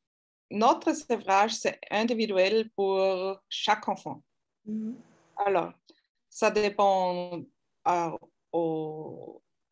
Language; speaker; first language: French; non-native, fluent; German